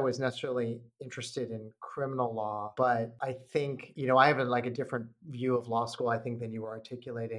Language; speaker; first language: English; native; English